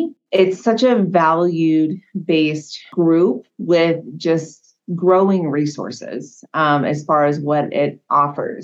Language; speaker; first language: English; native; English